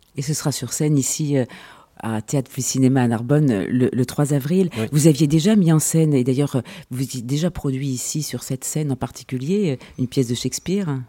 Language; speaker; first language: French; native; French